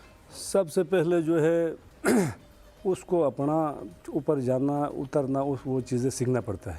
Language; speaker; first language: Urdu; non-native, local second language; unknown